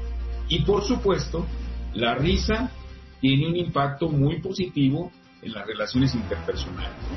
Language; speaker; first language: Spanish; native; Spanish